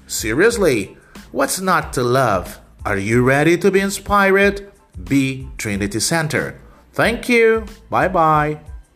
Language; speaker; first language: English; non-native, fluent; Portuguese